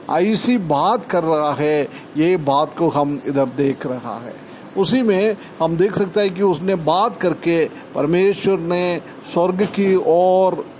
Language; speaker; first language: Hindi; non-native, local second language; Malayalam